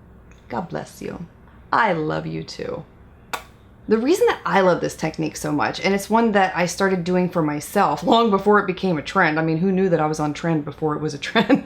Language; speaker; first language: English; native; English